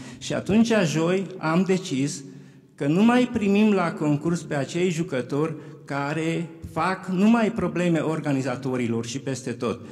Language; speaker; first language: Romanian; non-native, local second language; Hungarian